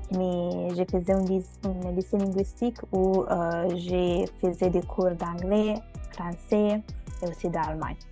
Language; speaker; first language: French; non-native, fluent; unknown